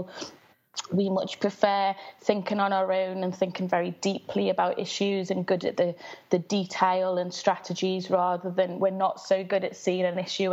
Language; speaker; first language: English; native; English